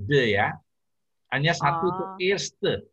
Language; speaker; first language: Dutch; non-native, learner; Indonesian